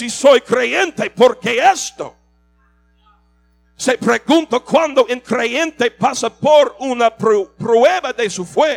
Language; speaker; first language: Spanish; non-native, learner; English